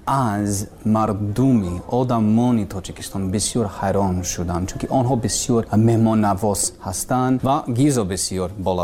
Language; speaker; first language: Persian; non-native, learner; English